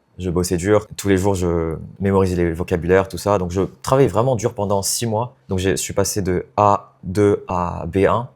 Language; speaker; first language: French; non-native, fluent; Chinese